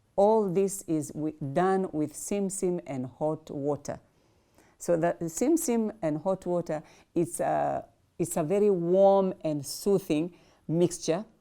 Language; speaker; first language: English; non-native, local second language; Swahili